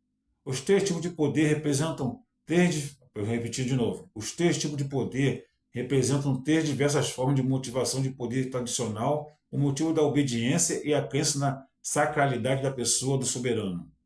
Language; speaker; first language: Portuguese; native; Portuguese